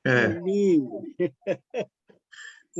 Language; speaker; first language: Portuguese; native; Portuguese